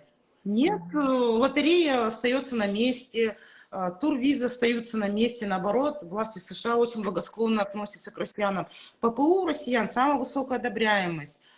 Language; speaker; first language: Russian; native; Russian